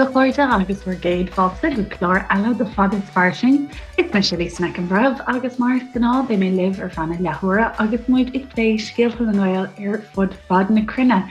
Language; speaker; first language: Irish; native; Irish